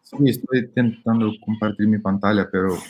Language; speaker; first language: Spanish; non-native, fluent; Portuguese